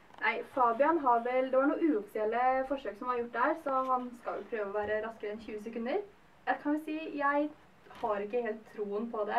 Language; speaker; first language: Norwegian; native; Norwegian